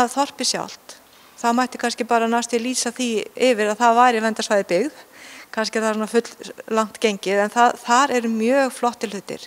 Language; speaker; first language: Icelandic; native; Icelandic